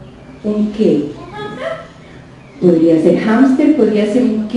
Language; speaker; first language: Spanish; native; Spanish